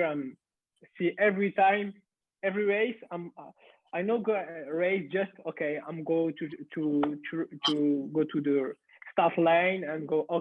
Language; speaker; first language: English; non-native, learner; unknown